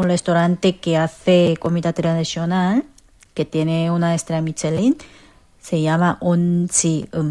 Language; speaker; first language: Spanish; non-native, fluent; Korean